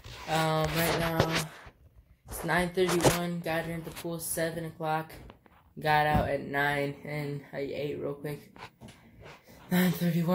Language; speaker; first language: English; native; English